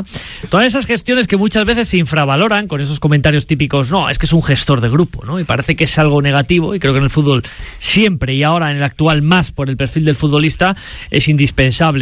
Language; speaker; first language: Spanish; native; Spanish